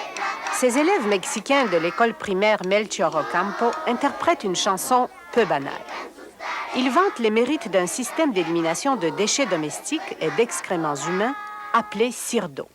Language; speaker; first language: French; native; French